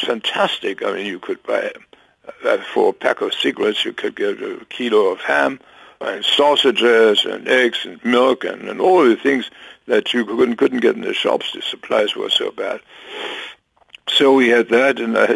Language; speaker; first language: English; non-native, fluent; German